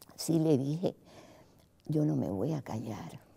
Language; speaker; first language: Spanish; native; Spanish